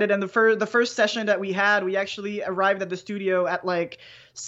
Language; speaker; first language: English; non-native, fluent; French